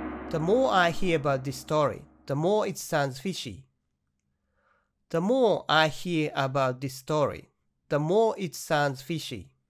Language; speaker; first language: English; non-native, fluent; Japanese